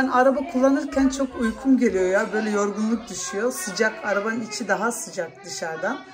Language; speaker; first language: Turkish; early bilingual, heritage; Turkish